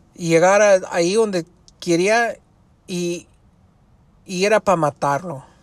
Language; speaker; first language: Spanish; early bilingual, heritage; Spanish